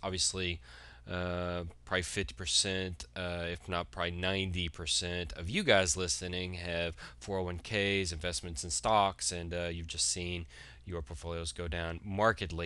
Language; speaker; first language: English; native; English